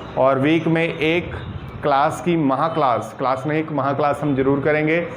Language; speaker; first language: Hindi; non-native, local second language; Punjabi